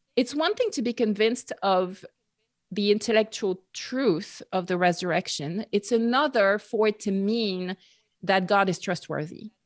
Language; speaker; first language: English; non-native, fluent; French